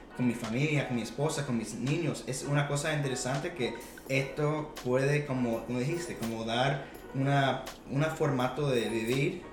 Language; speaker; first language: Spanish; early bilingual, heritage; Spanish